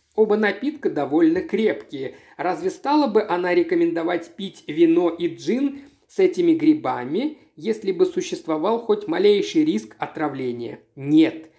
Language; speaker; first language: Russian; native; Russian